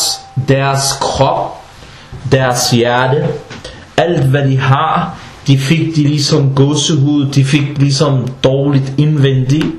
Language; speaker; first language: Danish; non-native, fluent; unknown